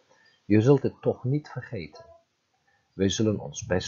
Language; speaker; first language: Dutch; non-native, fluent; Turkish